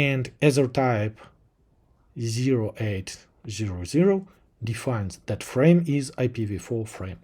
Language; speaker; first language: English; non-native, fluent; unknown